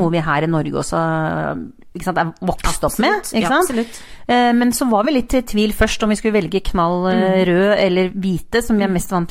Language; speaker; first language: Norwegian; native; Norwegian